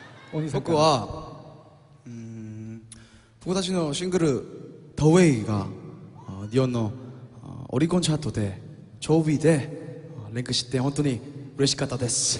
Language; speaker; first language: Japanese; non-native, learner; Korean